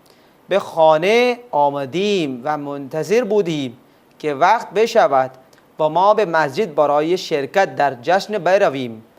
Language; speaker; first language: Persian; non-native, fluent; Urdu